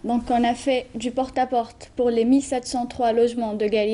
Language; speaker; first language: French; non-native, local second language; Arabic